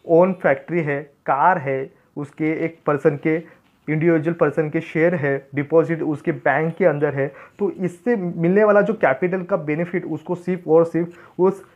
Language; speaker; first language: Hindi; non-native, local second language; Marathi